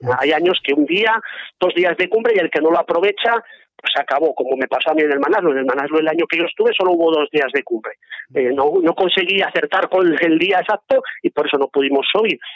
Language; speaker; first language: Spanish; native; Spanish